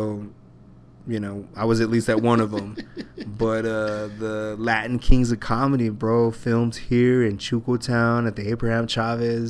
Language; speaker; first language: English; native; English